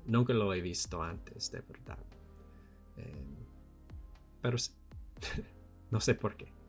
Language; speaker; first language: Spanish; non-native, learner; English